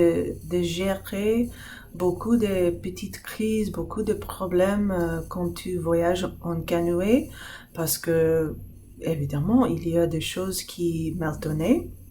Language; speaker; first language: French; non-native, fluent; English